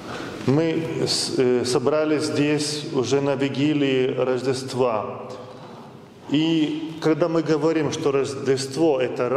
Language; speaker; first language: Russian; non-native, fluent; Lithuanian